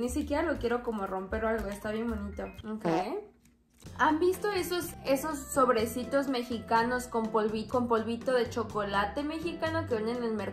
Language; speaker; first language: Spanish; native; Spanish